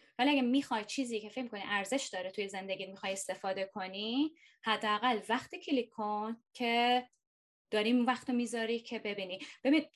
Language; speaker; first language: Persian; native; Persian